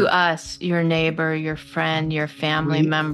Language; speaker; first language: English; native; English